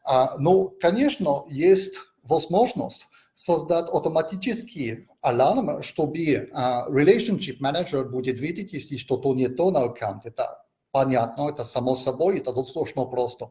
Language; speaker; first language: Russian; non-native, fluent; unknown